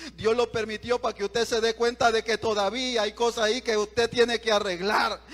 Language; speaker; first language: Spanish; native; Spanish